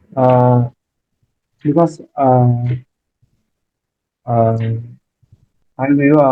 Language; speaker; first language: English; non-native, learner; Vietnamese